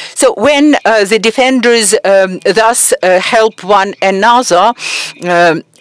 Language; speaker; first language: English; non-native, fluent; Persian